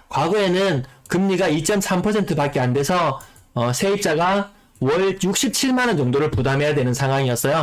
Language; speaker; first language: Korean; native; Korean